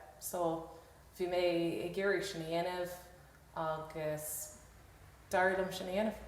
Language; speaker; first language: Irish; non-native, local second language; English